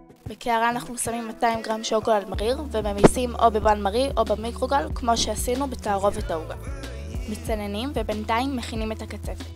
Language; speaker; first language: Hebrew; native; Hebrew